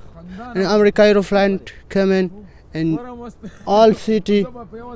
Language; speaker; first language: English; non-native, learner; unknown